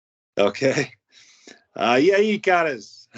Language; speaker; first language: Portuguese; non-native, learner; English